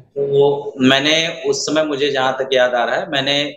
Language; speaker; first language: Hindi; native; Hindi